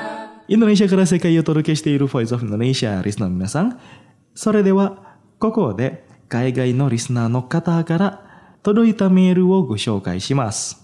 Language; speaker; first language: Japanese; non-native, fluent; Indonesian